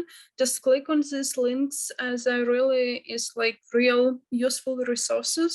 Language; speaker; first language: English; non-native, fluent; Ukrainian